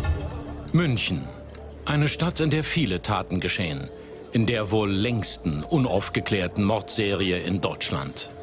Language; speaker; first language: German; native; German